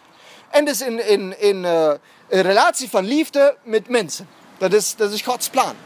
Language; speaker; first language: Dutch; non-native, fluent; German